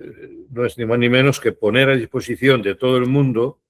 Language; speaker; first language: Spanish; native; Spanish